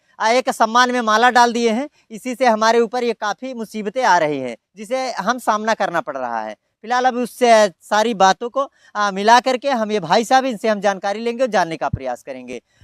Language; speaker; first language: Hindi; native; Hindi